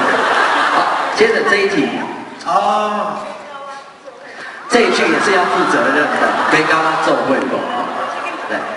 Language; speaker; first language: Chinese; native; Chinese